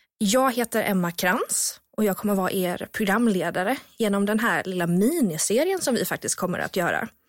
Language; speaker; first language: Swedish; native; Swedish